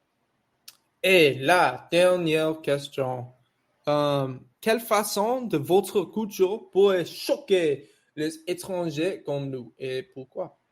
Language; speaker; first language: French; non-native, learner; English